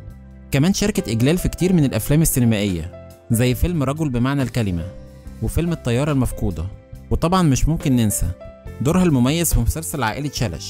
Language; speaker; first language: Arabic; native; Arabic